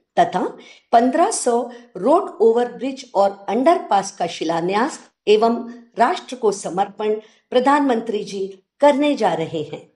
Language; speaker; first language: Hindi; native; Hindi